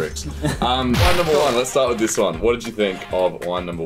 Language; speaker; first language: English; native; English